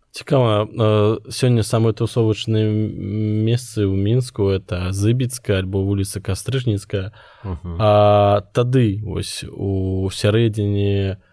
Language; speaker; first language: Belarusian; non-native, local second language; Russian